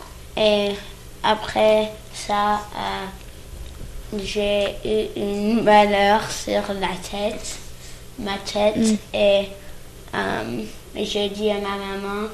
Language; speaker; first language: French; early bilingual, other home language; English